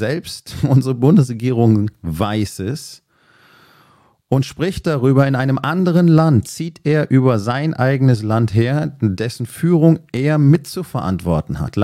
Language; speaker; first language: German; native; German